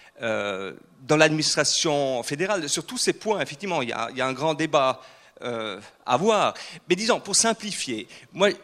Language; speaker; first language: French; non-native, fluent; Swiss German